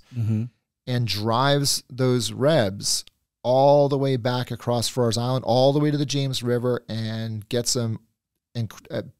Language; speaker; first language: English; native; English